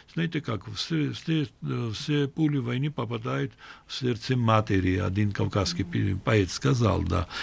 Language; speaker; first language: Russian; non-native, local second language; Georgian